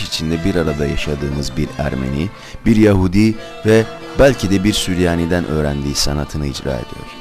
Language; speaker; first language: Turkish; native; Turkish